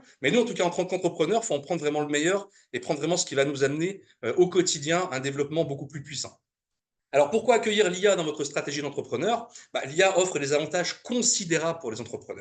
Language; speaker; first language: French; native; French